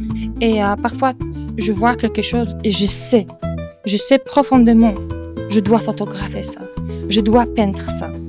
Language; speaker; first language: French; non-native, fluent; Polish